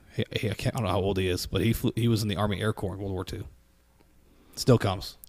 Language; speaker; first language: English; native; English